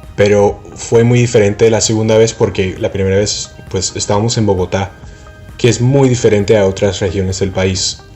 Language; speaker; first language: Spanish; non-native, fluent; English